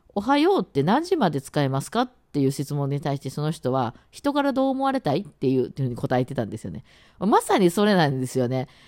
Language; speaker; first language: Japanese; native; Japanese